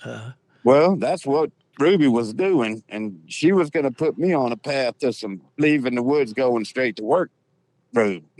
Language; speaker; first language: English; native; English